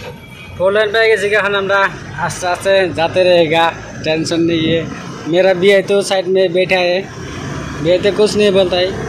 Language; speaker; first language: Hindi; non-native, local second language; Bangla